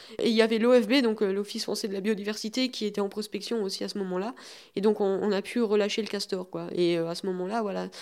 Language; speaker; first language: French; native; French